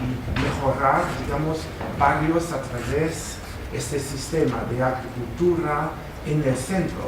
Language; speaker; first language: Spanish; non-native, fluent; German